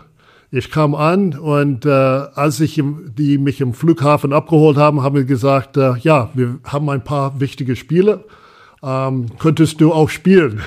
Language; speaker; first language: German; non-native, fluent; English